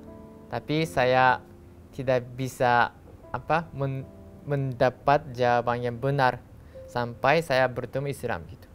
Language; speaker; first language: Indonesian; non-native, learner; Japanese